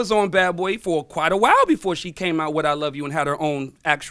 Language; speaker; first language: English; native; English